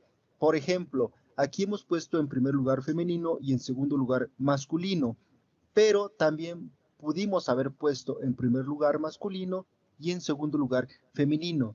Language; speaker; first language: Spanish; native; Spanish